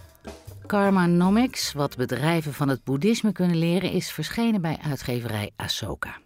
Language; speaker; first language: Dutch; native; Dutch